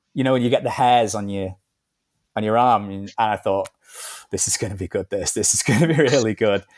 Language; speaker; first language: English; native; English